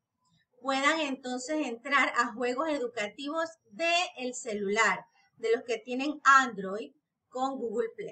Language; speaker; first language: Spanish; native; Spanish